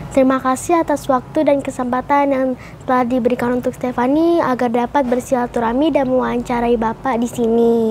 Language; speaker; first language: Indonesian; native; Indonesian